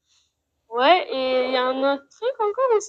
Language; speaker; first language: French; native; French